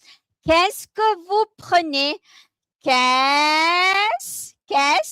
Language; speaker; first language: French; non-native, fluent; Malay